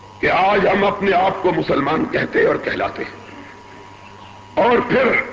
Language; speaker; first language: Urdu; non-native, local second language; Punjabi